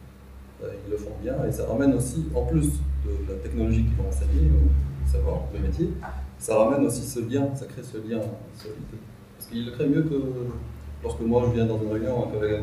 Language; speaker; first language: French; non-native, local second language; Arabic